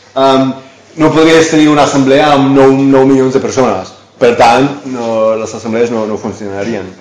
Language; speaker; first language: Catalan; non-native, fluent; English